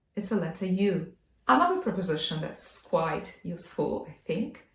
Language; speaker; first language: English; non-native, fluent; Polish